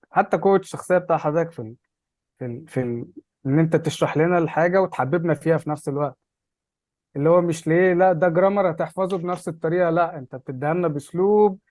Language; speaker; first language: Egyptian Arabic; native; Egyptian Arabic